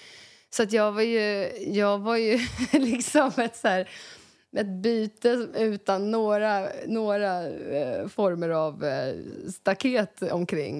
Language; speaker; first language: Swedish; native; Swedish